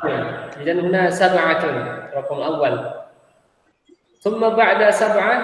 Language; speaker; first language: Arabic; non-native, fluent; Indonesian